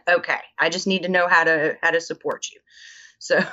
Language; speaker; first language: English; native; English